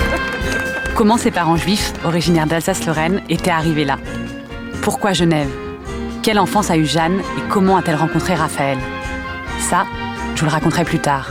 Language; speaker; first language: French; native; French